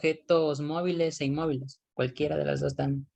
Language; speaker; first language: Spanish; native; Spanish